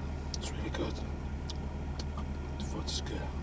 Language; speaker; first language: English; non-native, fluent; Dutch